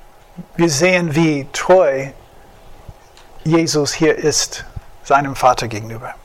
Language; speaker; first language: German; non-native, fluent; English